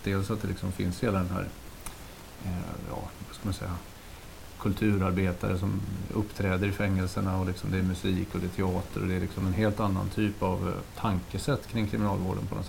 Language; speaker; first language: Swedish; native; Swedish